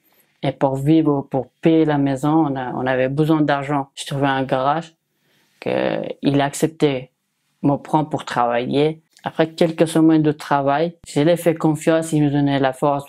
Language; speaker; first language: French; non-native, learner; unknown